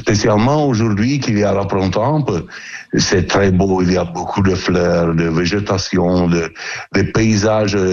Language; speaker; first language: French; non-native, learner; Italian